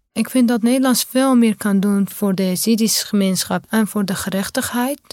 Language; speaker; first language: Dutch; non-native, fluent; Kurdish